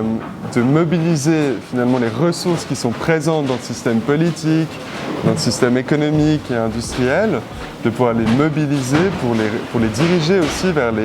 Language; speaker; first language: French; native; French